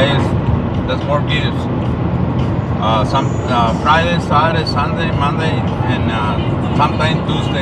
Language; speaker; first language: English; non-native, learner; Spanish